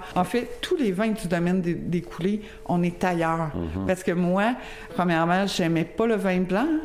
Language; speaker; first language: French; native; French